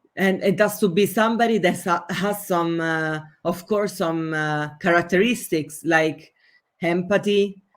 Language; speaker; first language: English; non-native, fluent; Italian